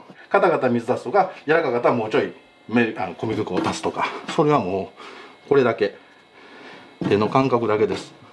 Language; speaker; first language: Japanese; native; Japanese